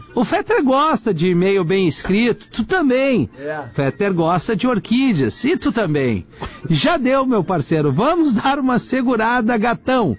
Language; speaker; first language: Portuguese; native; Portuguese